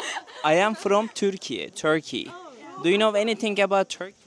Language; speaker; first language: English; non-native, learner; Turkish